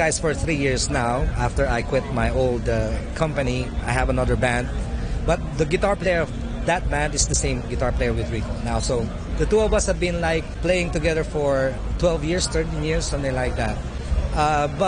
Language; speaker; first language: English; non-native, local second language; Filipino